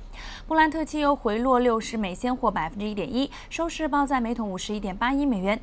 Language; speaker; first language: Chinese; non-native, local second language; Cantonese